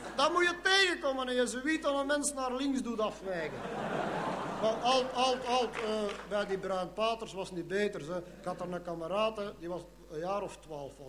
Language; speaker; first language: Dutch; native; Dutch